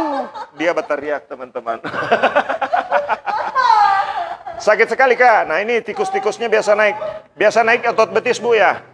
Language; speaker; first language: Indonesian; native; Indonesian